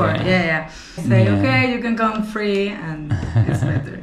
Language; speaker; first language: English; non-native, learner; Spanish